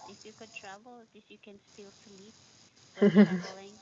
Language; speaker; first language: English; non-native, fluent; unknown